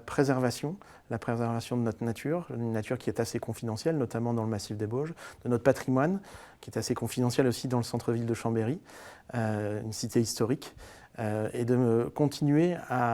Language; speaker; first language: French; native; French